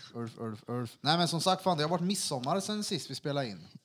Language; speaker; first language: Swedish; native; Swedish